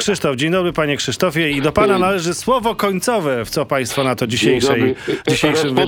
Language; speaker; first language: Polish; native; Polish